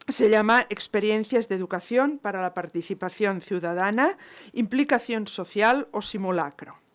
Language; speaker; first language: Spanish; non-native, local second language; Catalan